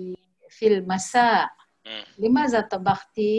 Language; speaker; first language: Arabic; non-native, learner; Malay